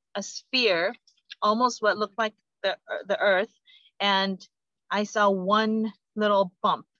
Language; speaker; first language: English; non-native, fluent; Korean